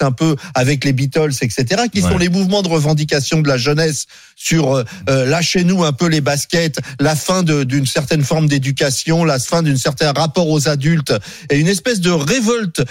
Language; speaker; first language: French; native; French